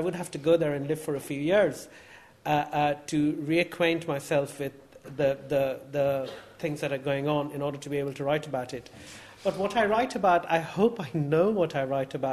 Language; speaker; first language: English; non-native, local second language; Bangla